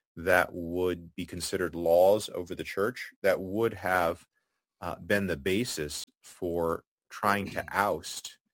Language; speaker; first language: English; native; English